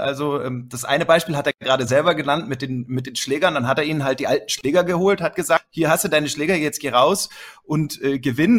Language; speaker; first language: German; native; German